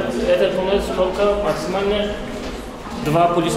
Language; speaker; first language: Russian; non-native, learner; Turkish